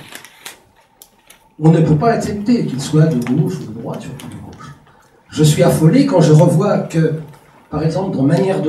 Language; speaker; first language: French; native; French